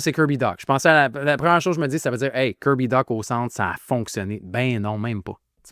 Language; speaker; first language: French; native; French